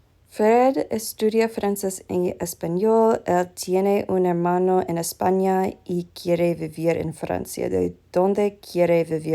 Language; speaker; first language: Spanish; non-native, learner; English